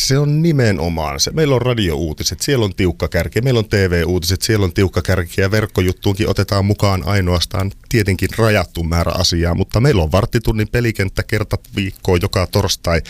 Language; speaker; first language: Finnish; native; Finnish